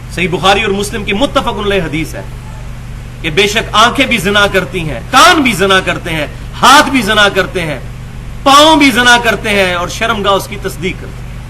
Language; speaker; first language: Urdu; non-native, local second language; Punjabi